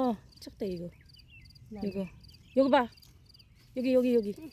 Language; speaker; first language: Korean; non-native, learner; Filipino